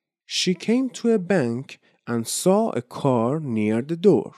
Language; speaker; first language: English; non-native, fluent; Persian